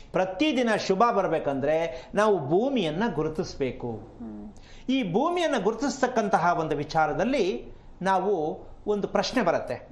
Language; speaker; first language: Kannada; native; Kannada